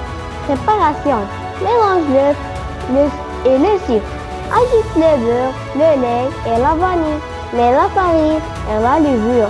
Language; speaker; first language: French; non-native, learner; Arabic